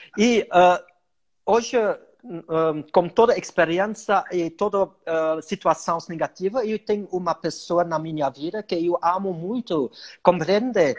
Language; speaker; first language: Portuguese; non-native, learner; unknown